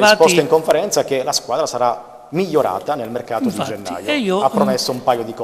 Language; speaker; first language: Italian; native; Italian